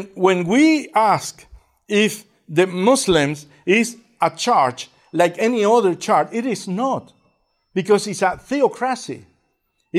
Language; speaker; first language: English; non-native, fluent; Spanish